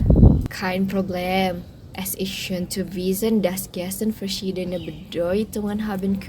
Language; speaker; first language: German; non-native, learner; Indonesian